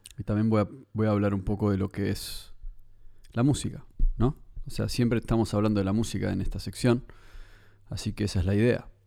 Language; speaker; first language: Spanish; native; Spanish